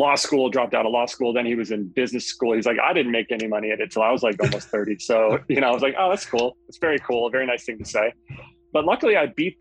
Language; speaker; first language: English; native; English